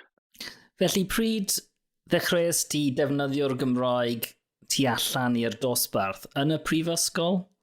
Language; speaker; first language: Welsh; non-native, local second language; English